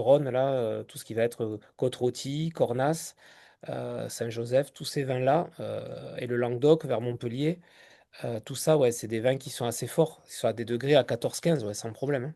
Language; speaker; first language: French; native; French